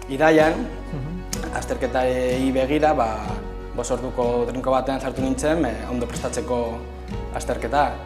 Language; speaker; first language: Basque; non-native, local second language; Spanish